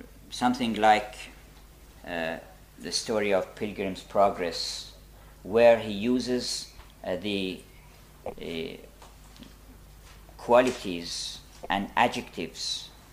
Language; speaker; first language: English; non-native, fluent; Persian